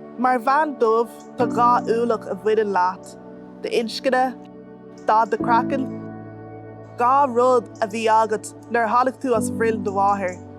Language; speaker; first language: Irish; non-native, local second language; English